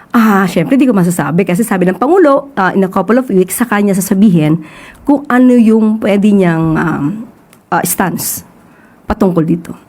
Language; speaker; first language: Filipino; native; Filipino